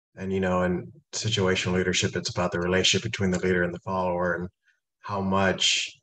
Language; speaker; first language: English; native; English